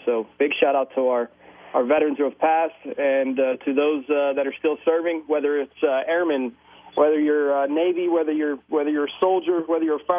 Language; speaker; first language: English; native; English